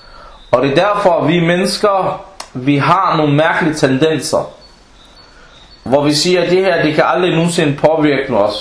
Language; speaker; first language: Danish; non-native, fluent; Arabic